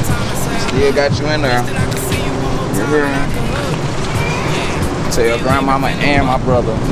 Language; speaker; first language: English; native; English